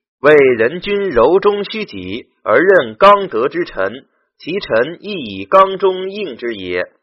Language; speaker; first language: Chinese; native; Chinese